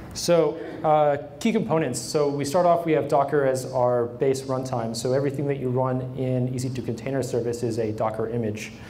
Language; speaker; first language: English; native; English